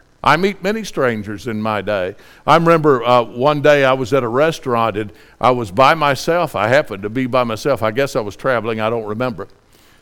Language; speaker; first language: English; native; English